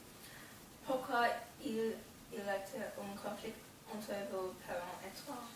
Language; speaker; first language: French; non-native, learner; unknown